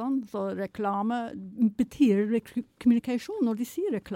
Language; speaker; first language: Norwegian; non-native, fluent; English